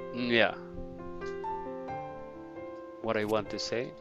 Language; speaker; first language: English; non-native, fluent; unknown